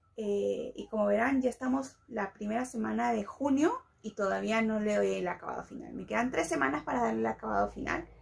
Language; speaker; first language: Spanish; native; Spanish